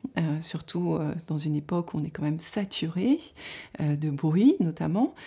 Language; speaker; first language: French; native; French